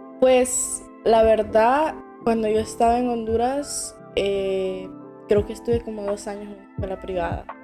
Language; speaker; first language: Spanish; native; Spanish